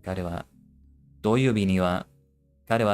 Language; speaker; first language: Japanese; non-native, learner; English